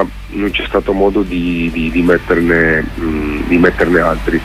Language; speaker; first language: Italian; native; Italian